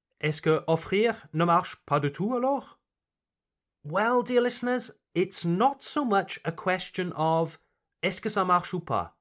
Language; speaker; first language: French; non-native, fluent; English